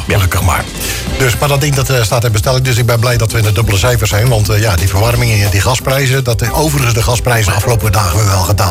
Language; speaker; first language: Dutch; native; Dutch